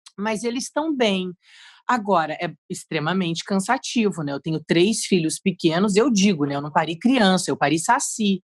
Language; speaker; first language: Portuguese; native; Portuguese